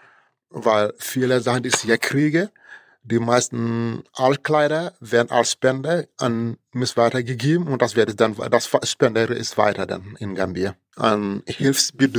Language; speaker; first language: German; non-native, fluent; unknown